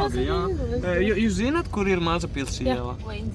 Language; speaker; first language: Latvian; non-native, learner; Italian